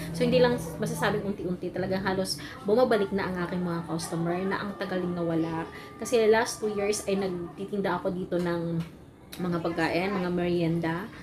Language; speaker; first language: Filipino; non-native, local second language; Cebuano